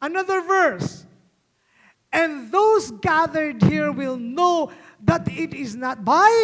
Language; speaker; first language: English; non-native, local second language; Filipino